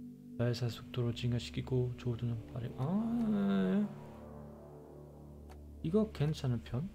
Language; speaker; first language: Korean; non-native, learner; German